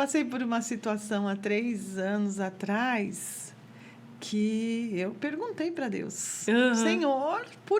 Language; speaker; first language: Portuguese; native; Portuguese